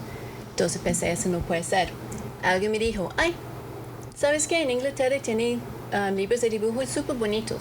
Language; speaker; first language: Spanish; non-native, fluent; English